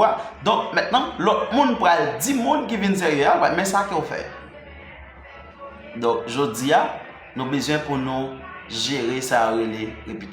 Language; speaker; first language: French; non-native, learner; Haitian Creole